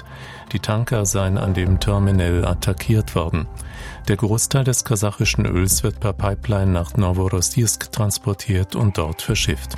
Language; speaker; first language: German; native; German